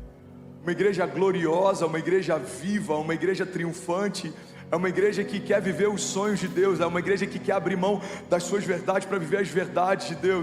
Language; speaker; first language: Portuguese; native; Portuguese